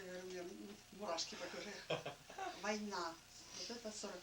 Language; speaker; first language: Russian; native; Russian